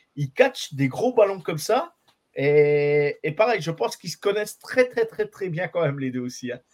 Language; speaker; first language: French; native; French